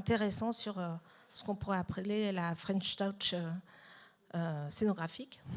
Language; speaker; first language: French; native; French